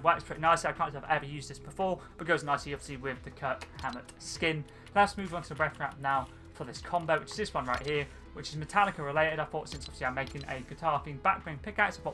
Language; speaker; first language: English; native; English